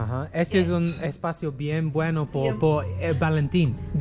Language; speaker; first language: Spanish; non-native, learner; English